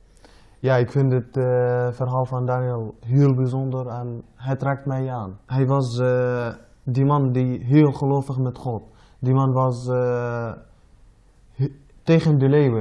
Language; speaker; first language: Dutch; non-native, learner; Arabic